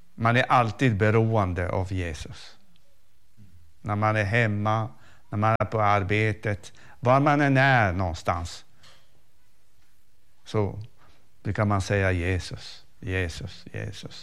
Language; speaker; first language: Swedish; non-native, fluent; Arabic